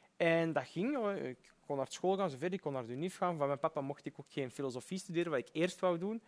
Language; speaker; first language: Dutch; early bilingual, other home language; Berber languages